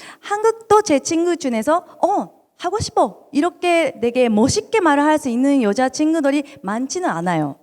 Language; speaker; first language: Korean; non-native, fluent; Japanese